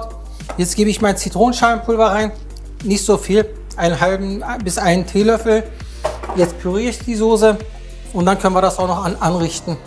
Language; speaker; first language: German; native; German